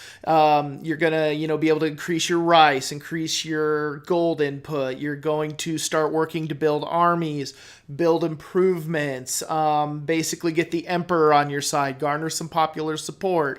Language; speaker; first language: English; native; English